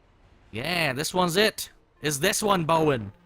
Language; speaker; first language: English; native; English